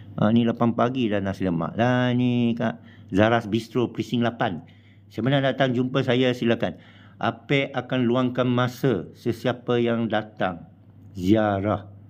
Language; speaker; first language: Malay; non-native, local second language; Chinese